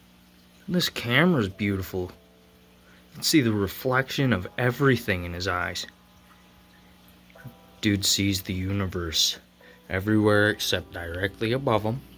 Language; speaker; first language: English; native; English